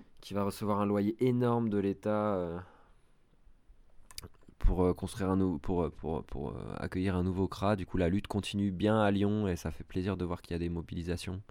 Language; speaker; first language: French; native; French